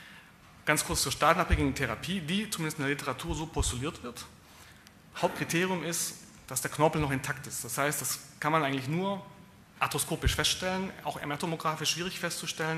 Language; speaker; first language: German; native; German